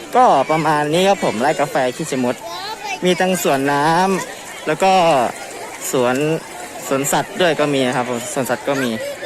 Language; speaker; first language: Thai; native; Thai